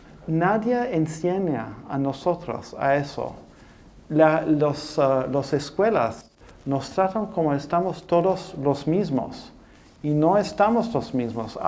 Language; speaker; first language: Spanish; non-native, fluent; English